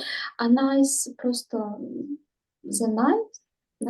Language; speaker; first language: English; non-native, learner; Ukrainian